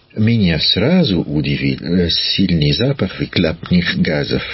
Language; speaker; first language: Russian; non-native, learner; French